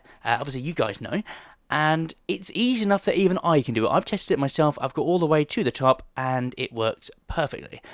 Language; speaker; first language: English; native; English